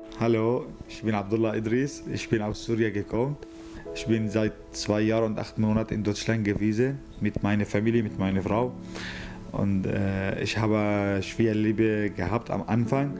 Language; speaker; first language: German; non-native, learner; Arabic